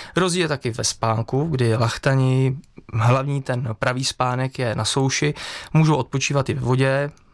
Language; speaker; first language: Czech; native; Czech